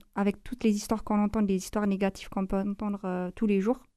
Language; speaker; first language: French; non-native, fluent; Amharic